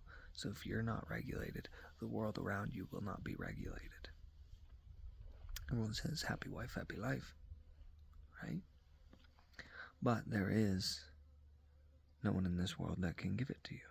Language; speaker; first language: English; native; English